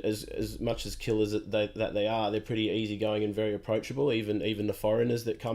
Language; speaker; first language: English; native; English